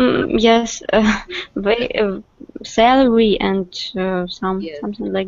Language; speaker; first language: English; non-native, learner; Russian